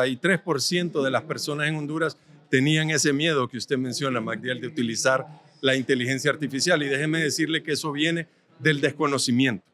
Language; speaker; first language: Spanish; native; Spanish